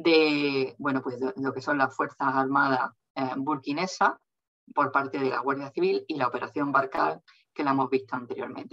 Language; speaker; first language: Spanish; native; Spanish